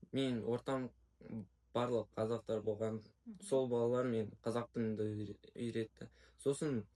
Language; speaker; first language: Kazakh; non-native, local second language; Russian